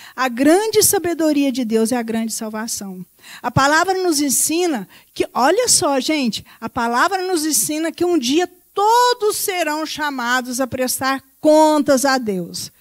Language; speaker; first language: Portuguese; native; Portuguese